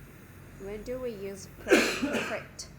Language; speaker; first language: English; non-native, fluent; Vietnamese